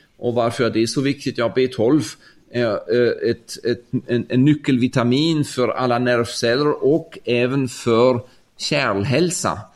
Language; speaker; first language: Swedish; non-native, fluent; German